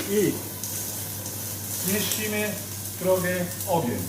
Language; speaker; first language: Polish; non-native, learner; Italian